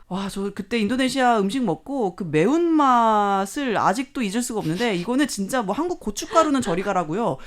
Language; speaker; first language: Korean; native; Korean